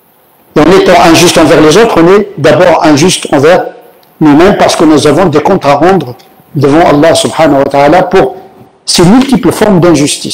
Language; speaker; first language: French; native; French